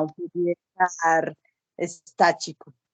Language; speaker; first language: Portuguese; non-native, learner; Spanish